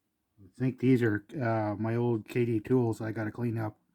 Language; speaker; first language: English; native; English